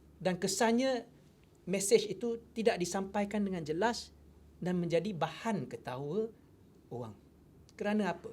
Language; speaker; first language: Malay; non-native, local second language; Chinese